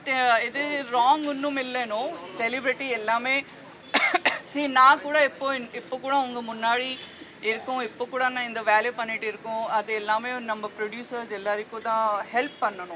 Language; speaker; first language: Tamil; non-native, local second language; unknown